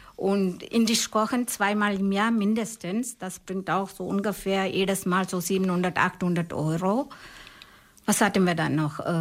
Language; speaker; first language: German; non-native, fluent; Malayalam